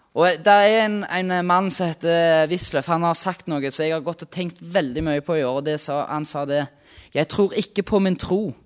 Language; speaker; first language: Norwegian; native; Norwegian